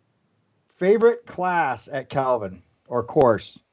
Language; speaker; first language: English; native; English